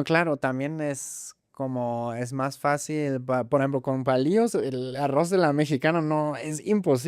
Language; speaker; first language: Spanish; non-native, fluent; German